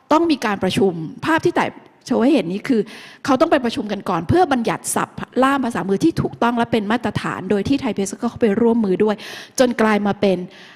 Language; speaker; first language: Thai; native; Thai